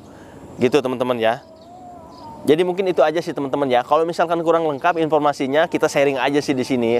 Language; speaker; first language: Indonesian; native; Indonesian